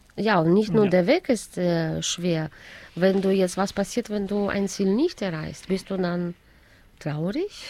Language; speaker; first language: German; native; German